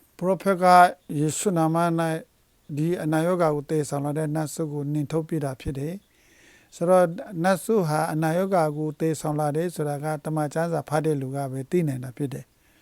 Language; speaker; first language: Burmese; non-native, local second language; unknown